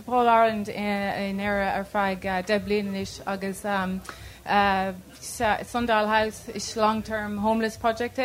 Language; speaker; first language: Irish; non-native, local second language; English